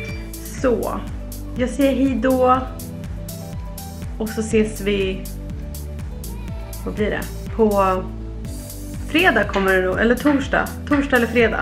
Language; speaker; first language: Swedish; native; Swedish